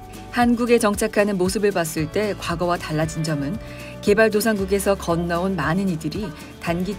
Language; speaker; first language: Korean; native; Korean